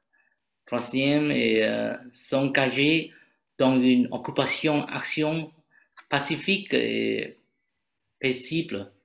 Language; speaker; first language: French; non-native, learner; Vietnamese